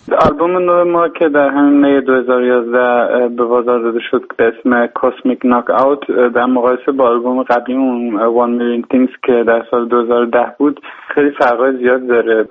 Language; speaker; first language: Persian; early bilingual, heritage; Persian